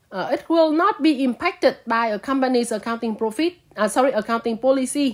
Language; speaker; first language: English; non-native, fluent; Vietnamese